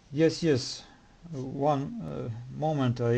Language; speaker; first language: English; non-native, learner; Russian